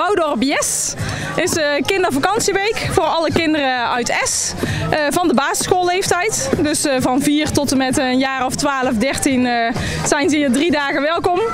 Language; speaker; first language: Dutch; native; Dutch